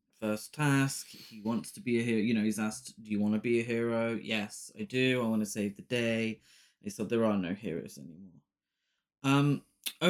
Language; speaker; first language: English; native; English